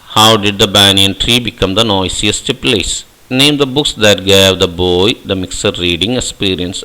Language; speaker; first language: English; non-native, local second language; Malayalam